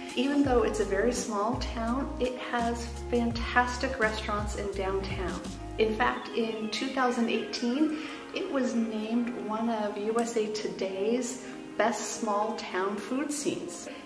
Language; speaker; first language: English; native; English